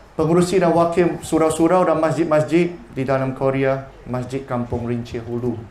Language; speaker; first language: Malay; non-native, local second language; Chinese